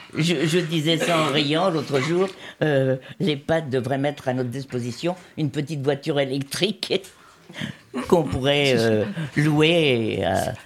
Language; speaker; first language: French; native; French